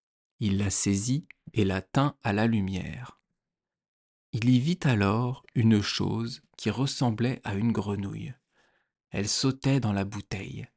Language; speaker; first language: French; native; French